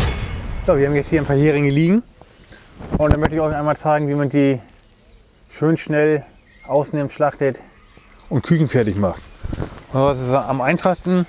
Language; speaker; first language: German; native; German